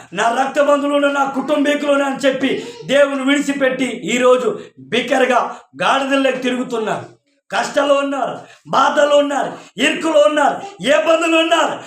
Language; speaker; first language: Telugu; non-native, local second language; Koya